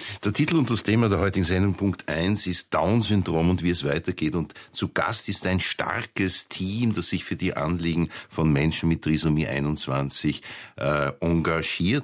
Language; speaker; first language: German; native; German